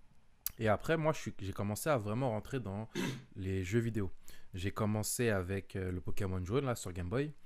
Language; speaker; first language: French; native; French